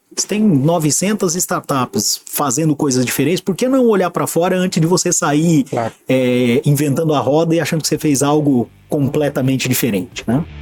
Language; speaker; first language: Portuguese; native; Portuguese